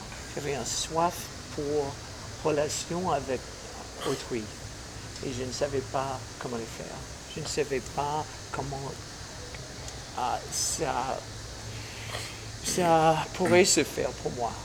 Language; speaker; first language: French; non-native, fluent; English